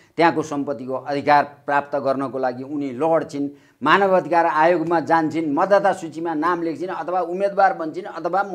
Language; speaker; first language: Nepali; native; Nepali